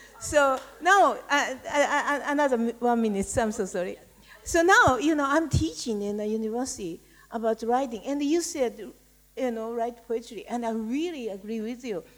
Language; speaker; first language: English; non-native, fluent; Japanese